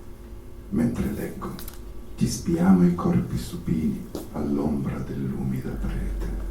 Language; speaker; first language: Italian; native; Italian